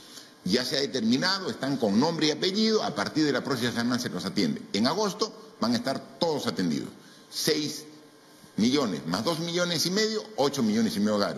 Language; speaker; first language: Spanish; native; Spanish